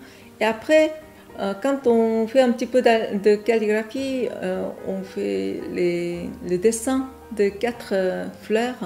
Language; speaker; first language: French; non-native, fluent; Korean